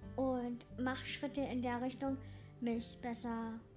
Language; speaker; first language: German; non-native, local second language; English